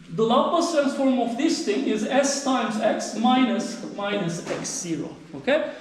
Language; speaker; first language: English; non-native, fluent; Turkish